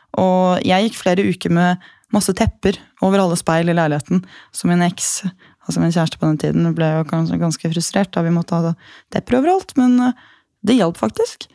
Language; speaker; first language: Norwegian; native; Norwegian